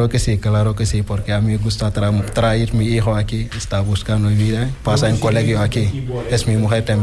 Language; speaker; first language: Spanish; non-native, learner; Wolof